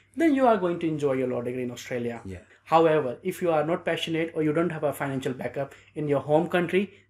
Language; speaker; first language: English; non-native, local second language; Nepali